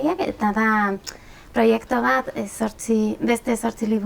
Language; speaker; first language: Basque; non-native, local second language; Spanish